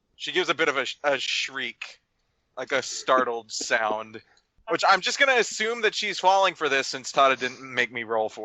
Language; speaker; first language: English; native; English